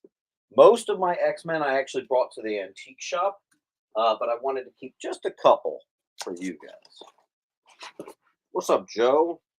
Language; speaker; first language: English; native; English